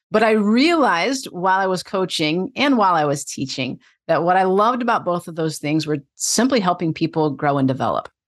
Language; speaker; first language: English; native; English